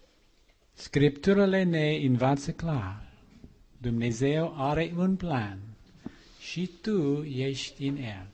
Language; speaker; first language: Romanian; non-native, learner; English